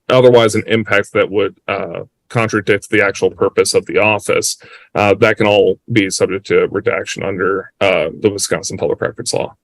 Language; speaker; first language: English; native; English